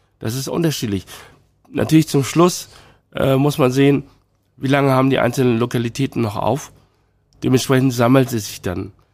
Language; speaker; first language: German; early bilingual, other home language; Chinese